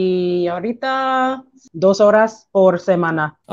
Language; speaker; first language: Spanish; non-native, learner; English